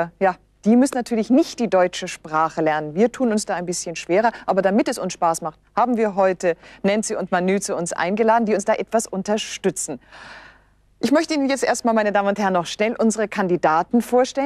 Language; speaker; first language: German; native; German